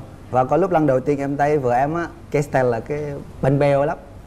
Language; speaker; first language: Vietnamese; non-native, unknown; Indonesian